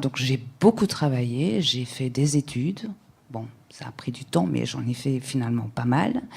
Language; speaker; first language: French; early bilingual, other home language; Rundi